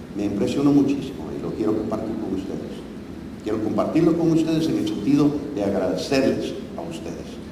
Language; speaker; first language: Spanish; non-native, fluent; English